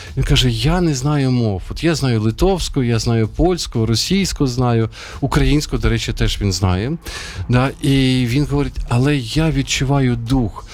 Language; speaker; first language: Ukrainian; native; Ukrainian